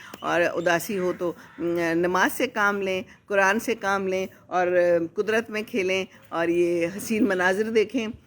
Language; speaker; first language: Urdu; native; Urdu